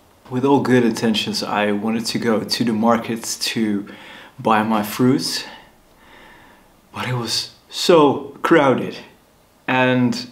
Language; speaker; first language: English; non-native, fluent; Dutch